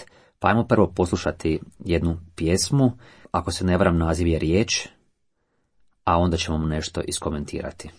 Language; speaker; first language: Croatian; native; Croatian